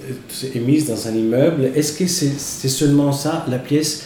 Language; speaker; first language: French; non-native, fluent; Italian